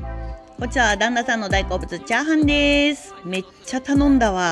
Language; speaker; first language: Japanese; native; Japanese